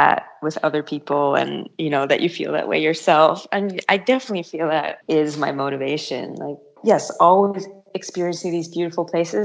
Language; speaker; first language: English; native; English